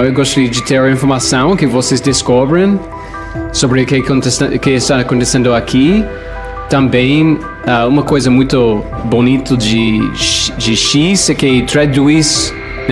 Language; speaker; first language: Portuguese; non-native, fluent; English